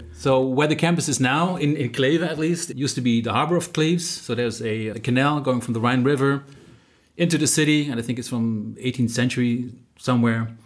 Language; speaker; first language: English; non-native, fluent; Dutch